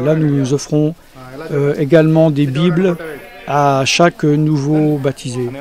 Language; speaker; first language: French; native; French